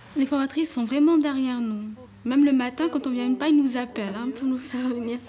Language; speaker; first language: French; native; French